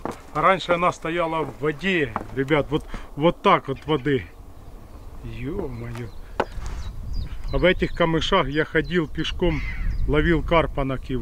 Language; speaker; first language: Russian; native; Russian